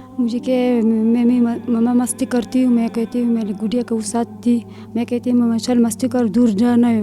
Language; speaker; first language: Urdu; non-native, learner; Pashto